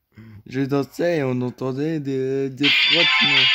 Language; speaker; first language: French; native; French